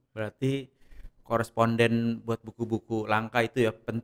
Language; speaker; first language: Indonesian; native; Indonesian